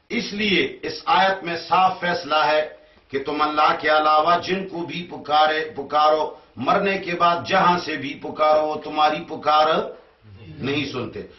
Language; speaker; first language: Urdu; non-native, local second language; Pashto